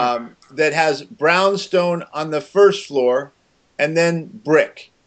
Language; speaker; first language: English; native; English